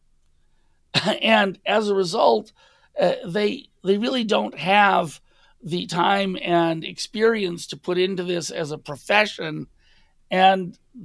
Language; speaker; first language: English; native; English